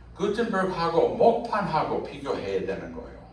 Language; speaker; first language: Korean; non-native, fluent; English